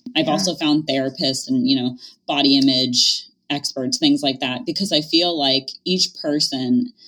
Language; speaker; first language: English; native; English